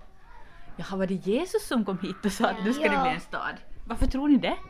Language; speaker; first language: Swedish; native; Swedish